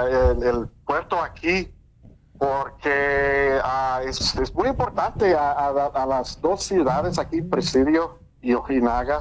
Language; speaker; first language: Spanish; early bilingual, heritage; English